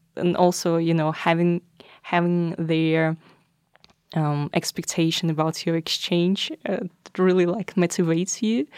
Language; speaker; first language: English; non-native, fluent; Russian